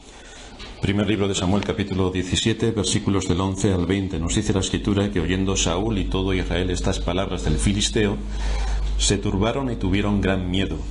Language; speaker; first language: Spanish; native; Spanish